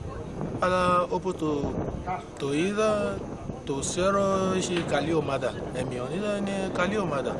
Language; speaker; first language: Greek; non-native, learner; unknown